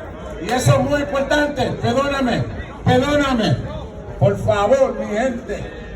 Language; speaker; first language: Spanish; non-native, learner; English